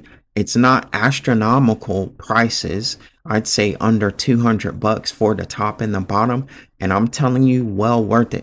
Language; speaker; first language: English; native; English